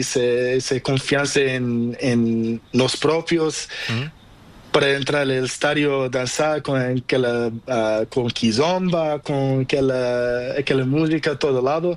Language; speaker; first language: Spanish; non-native, learner; Portuguese